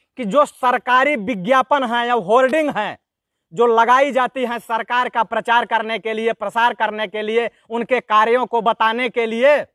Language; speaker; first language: Hindi; native; Hindi